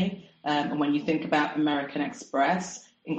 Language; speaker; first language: English; native; English